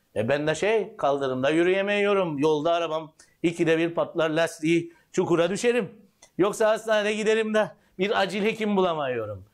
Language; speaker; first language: Turkish; native; Turkish